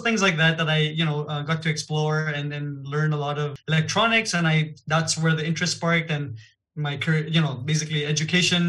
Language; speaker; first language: English; non-native, fluent; Gujarati